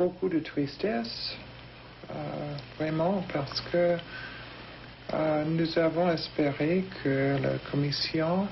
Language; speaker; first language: French; non-native, learner; English